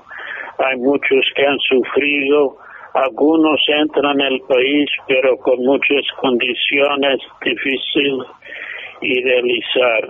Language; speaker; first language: Spanish; non-native, fluent; English